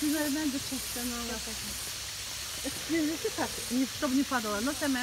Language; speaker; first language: Russian; non-native, fluent; Azerbaijani